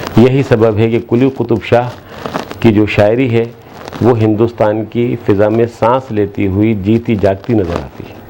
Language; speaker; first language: Urdu; native; Urdu